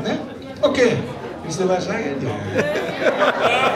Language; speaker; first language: German; non-native, fluent; Spanish